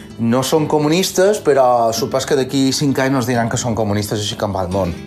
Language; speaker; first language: Catalan; native; Catalan